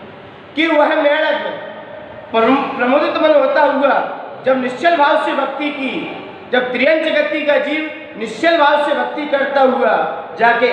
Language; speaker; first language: Hindi; native; Hindi